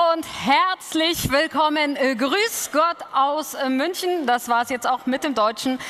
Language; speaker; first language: German; native; German